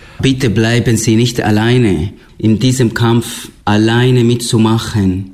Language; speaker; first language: German; non-native, fluent; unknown